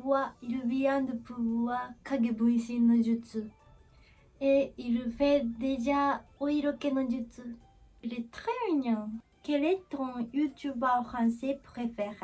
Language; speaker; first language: French; non-native, learner; Japanese